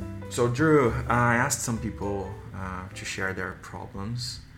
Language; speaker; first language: English; non-native, fluent; Portuguese